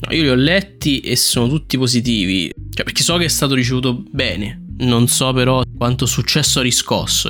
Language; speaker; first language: Italian; native; Italian